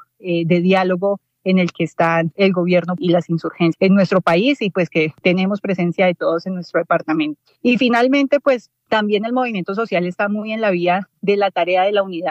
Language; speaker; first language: Spanish; native; Spanish